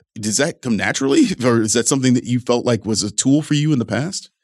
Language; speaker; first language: English; native; English